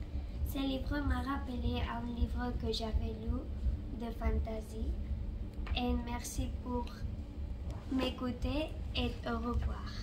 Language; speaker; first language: French; non-native, learner; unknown